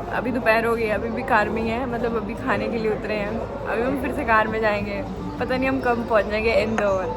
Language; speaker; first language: Hindi; non-native, local second language; Punjabi